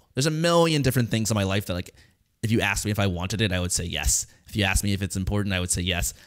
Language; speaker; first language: English; native; English